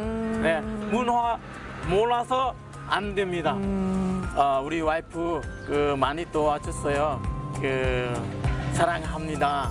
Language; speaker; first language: Korean; non-native, learner; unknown